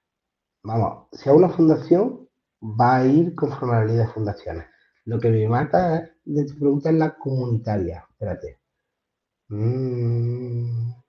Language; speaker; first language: Spanish; native; Spanish